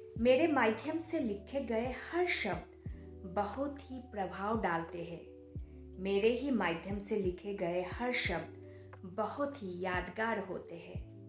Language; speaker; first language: Hindi; non-native, local second language; Bangla